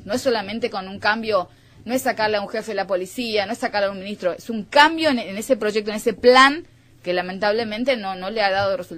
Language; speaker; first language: Spanish; native; Spanish